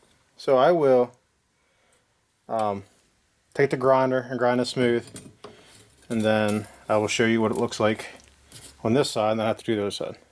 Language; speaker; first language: English; native; English